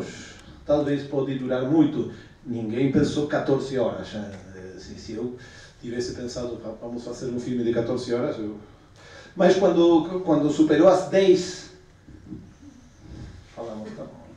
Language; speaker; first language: Portuguese; non-native, fluent; Spanish